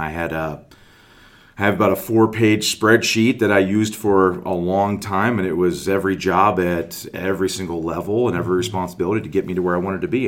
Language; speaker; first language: English; native; English